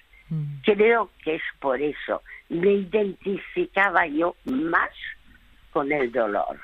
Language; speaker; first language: Spanish; early bilingual, other home language; French